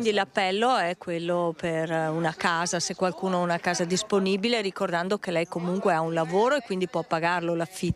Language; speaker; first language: Italian; native; Italian